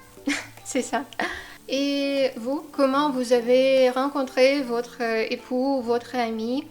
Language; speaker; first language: French; non-native, fluent; Russian